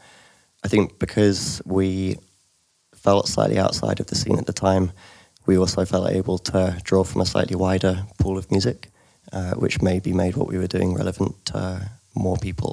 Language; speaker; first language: English; native; English